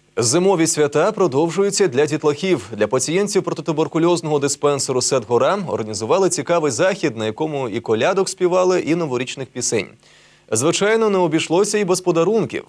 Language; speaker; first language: Ukrainian; native; Ukrainian